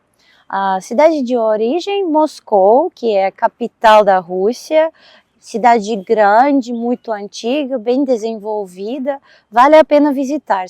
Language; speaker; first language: Portuguese; non-native, fluent; Russian